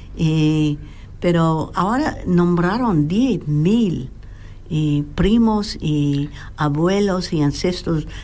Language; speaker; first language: Spanish; non-native, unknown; English